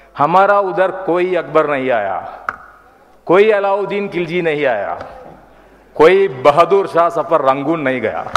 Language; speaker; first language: Hindi; non-native, local second language; Malayalam